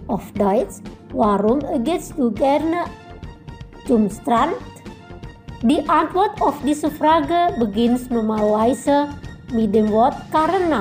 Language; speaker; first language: German; non-native, fluent; Indonesian